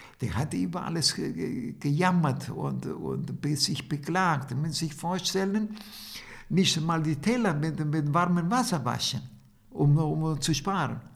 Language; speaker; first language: German; non-native, fluent; Italian